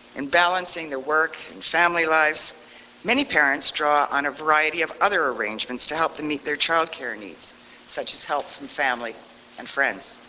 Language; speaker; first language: English; native; English